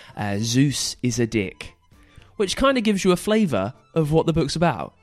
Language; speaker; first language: English; native; English